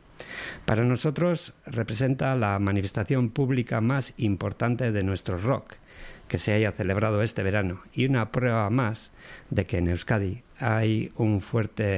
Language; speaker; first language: Spanish; non-native, local second language; Basque